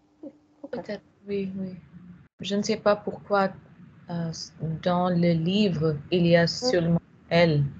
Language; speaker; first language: French; non-native, learner; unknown